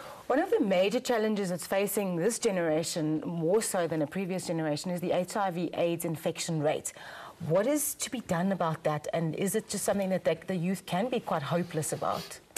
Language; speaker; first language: English; non-native, local second language; Afrikaans